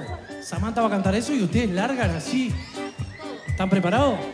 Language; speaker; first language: Spanish; native; Spanish